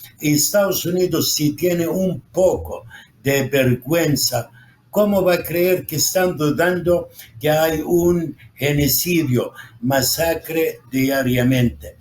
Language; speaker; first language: Spanish; non-native, fluent; Arabic